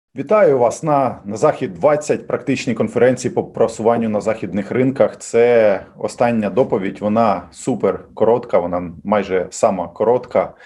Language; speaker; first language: Ukrainian; non-native, local second language; Russian